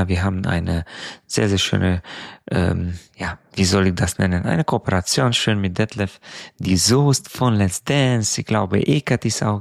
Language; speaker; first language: German; non-native, fluent; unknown